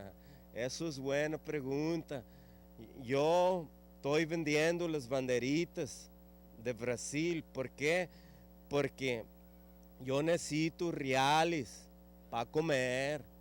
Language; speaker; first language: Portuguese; non-native, learner; Spanish